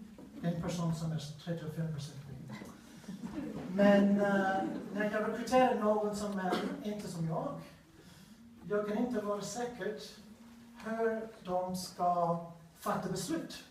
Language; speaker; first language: Swedish; non-native, learner; English